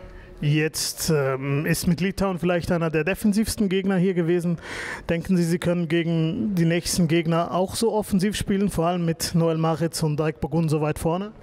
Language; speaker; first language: German; native; German